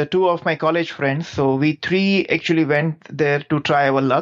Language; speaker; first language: English; non-native, local second language; Gujarati